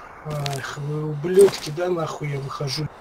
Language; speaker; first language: Russian; native; Russian